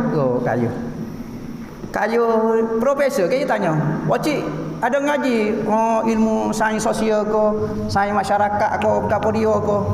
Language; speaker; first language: Malay; native; Malay